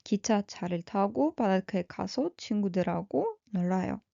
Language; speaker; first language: Korean; non-native, fluent; Russian